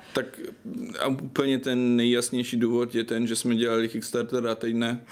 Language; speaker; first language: Czech; non-native, fluent; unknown